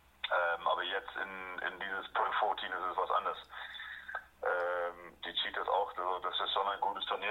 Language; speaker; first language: German; non-native, fluent; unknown